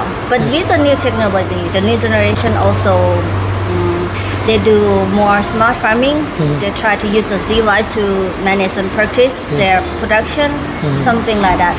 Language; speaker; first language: English; non-native, learner; Thai